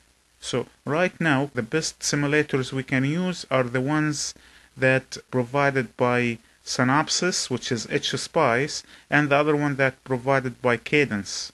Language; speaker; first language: English; non-native, fluent; Arabic